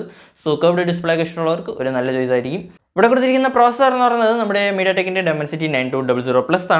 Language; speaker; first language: Malayalam; native; Malayalam